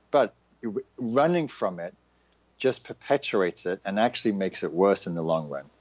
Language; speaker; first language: English; native; English